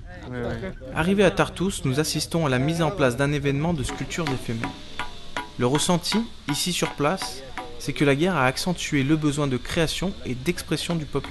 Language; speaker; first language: French; native; French